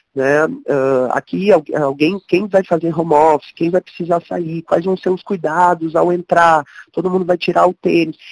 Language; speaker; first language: Portuguese; native; Portuguese